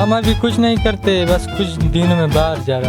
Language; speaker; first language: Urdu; non-native, local second language; Pashto